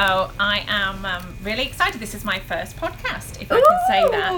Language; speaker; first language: English; native; English